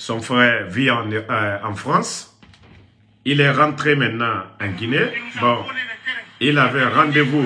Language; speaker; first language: French; non-native, local second language; Susu